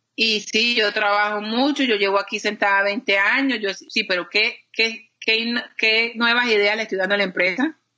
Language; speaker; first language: Spanish; native; Spanish